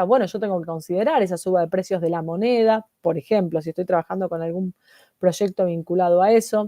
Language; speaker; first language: Spanish; native; Spanish